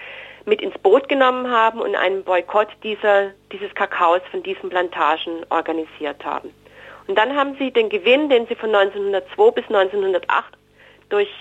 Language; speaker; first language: German; native; German